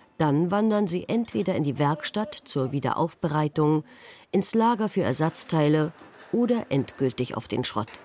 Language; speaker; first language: German; native; German